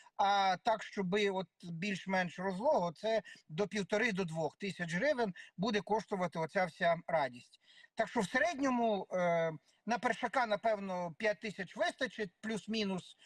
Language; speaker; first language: Ukrainian; native; Ukrainian